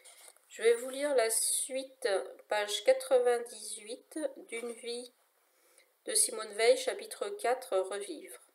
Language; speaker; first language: French; native; French